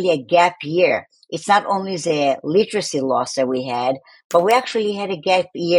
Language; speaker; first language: English; non-native, fluent; Hebrew